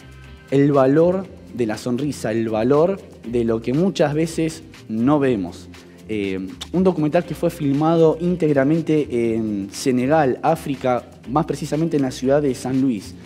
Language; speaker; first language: Spanish; native; Spanish